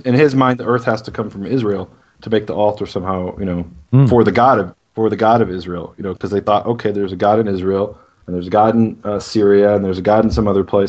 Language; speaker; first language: English; native; English